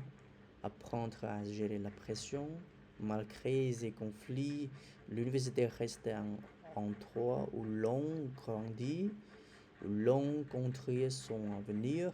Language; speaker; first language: French; non-native, fluent; Khmer